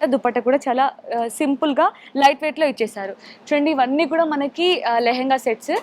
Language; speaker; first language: Telugu; native; Telugu